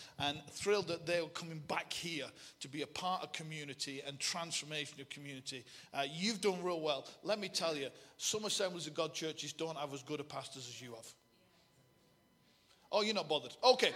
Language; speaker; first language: English; native; English